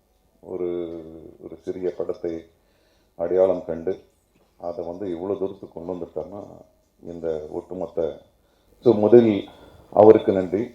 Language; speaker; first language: Tamil; native; Tamil